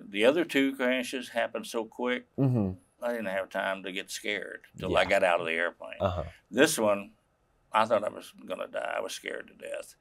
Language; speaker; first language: English; native; English